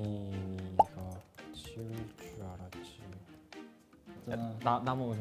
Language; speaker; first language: Korean; native; Korean